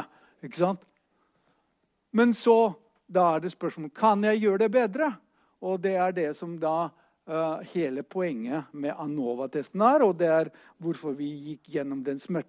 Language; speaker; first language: Norwegian; non-native, fluent; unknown